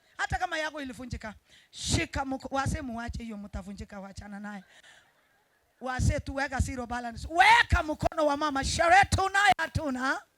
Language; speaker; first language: Swahili; non-native, local second language; Kalenjin